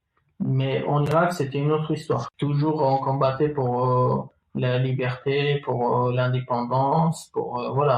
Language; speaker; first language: French; non-native, fluent; Kurdish